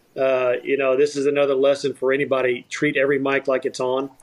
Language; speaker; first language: English; native; English